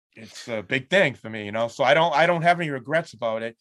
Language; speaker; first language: English; native; English